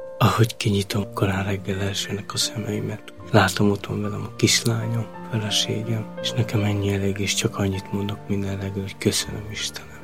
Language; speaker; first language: Hungarian; non-native, local second language; Romany